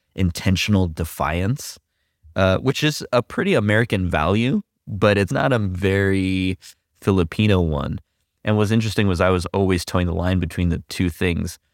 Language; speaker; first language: English; native; English